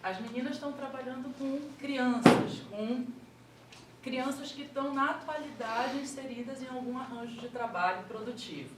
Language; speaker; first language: Portuguese; native; Portuguese